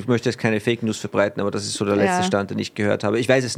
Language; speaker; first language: German; native; German